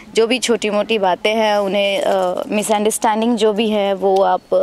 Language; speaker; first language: Hindi; native; Hindi